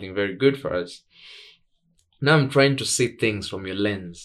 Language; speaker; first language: English; non-native, local second language; Swahili